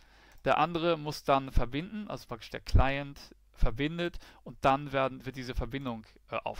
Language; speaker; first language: German; native; German